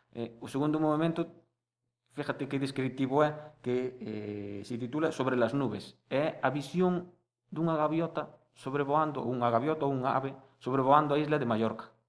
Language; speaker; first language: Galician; native; Galician